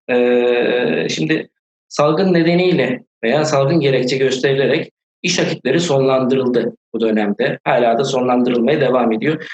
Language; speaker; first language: Turkish; native; Turkish